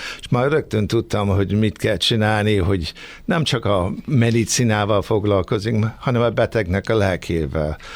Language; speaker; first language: Hungarian; early bilingual, heritage; Hungarian